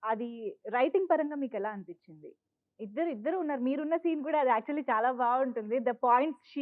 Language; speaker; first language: Telugu; native; Telugu